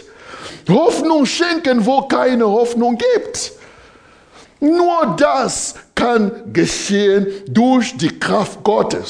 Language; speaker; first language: German; non-native, fluent; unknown